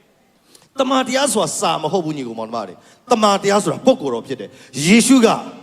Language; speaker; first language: Burmese; non-native, local second language; Kachin